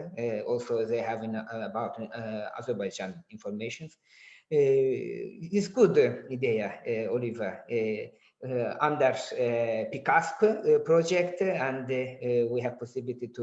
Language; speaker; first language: English; non-native, learner; Azerbaijani